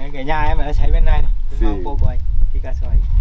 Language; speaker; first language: Portuguese; non-native, learner; Vietnamese